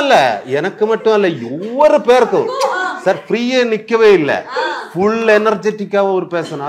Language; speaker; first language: Tamil; non-native, learner; Malayalam